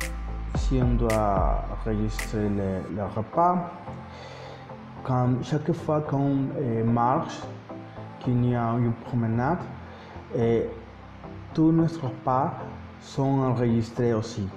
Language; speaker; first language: French; non-native, learner; Spanish